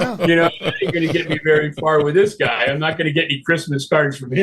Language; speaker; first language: English; native; English